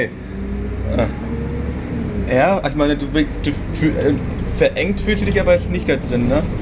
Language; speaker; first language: German; native; German